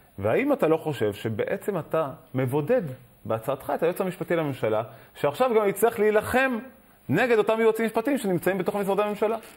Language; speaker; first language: Hebrew; native; Hebrew